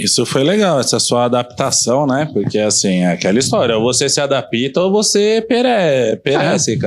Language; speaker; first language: Portuguese; native; Portuguese